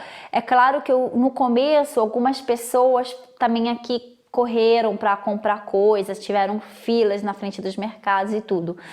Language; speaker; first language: Portuguese; non-native, fluent; Italian